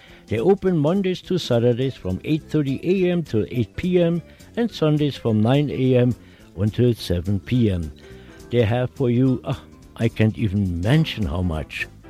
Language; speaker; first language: English; non-native, fluent; German